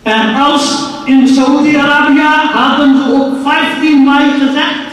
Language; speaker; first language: Dutch; non-native, fluent; Urdu